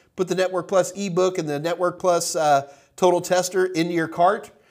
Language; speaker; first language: English; native; English